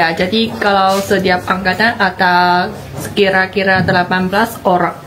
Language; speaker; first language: Indonesian; non-native, fluent; Chinese